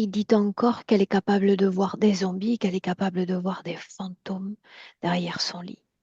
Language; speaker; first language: French; native; French